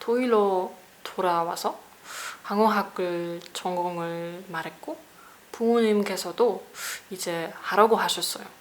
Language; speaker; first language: Korean; non-native, learner; German